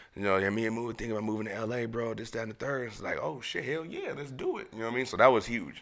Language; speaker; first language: English; native; English